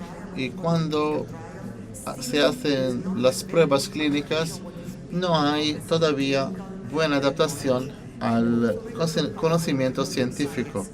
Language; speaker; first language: Spanish; non-native, fluent; Italian